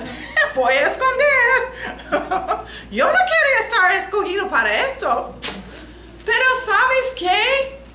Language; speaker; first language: Spanish; non-native, learner; English